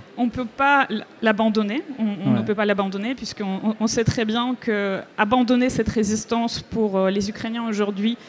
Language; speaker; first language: French; non-native, fluent; Ukrainian